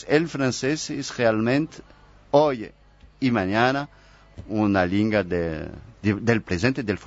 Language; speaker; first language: Portuguese; non-native, fluent; French